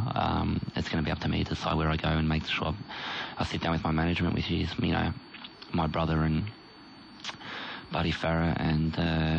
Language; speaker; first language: English; native; English